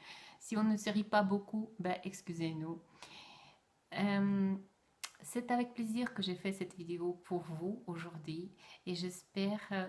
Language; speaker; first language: French; non-native, fluent; Russian